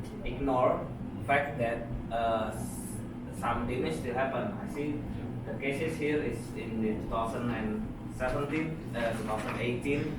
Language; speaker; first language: English; non-native, fluent; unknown